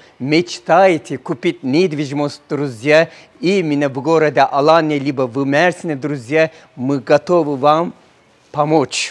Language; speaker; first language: Russian; non-native, learner; Turkish